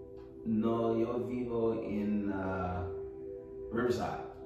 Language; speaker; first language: Spanish; non-native, learner; English